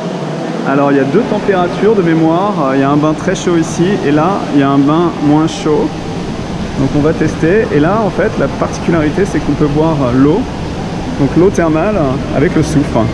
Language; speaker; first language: French; native; French